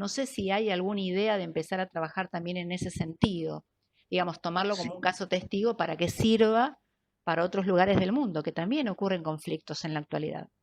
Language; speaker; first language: Spanish; native; Spanish